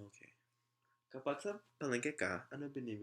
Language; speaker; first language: Filipino; non-native, learner; English